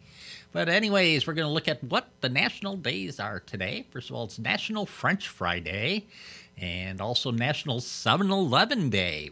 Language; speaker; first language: English; native; English